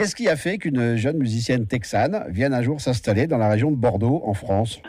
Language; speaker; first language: French; native; French